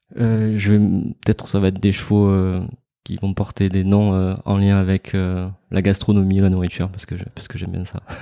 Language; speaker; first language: French; native; French